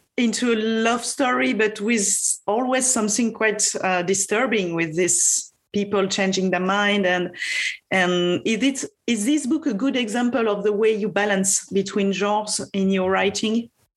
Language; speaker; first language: English; non-native, fluent; French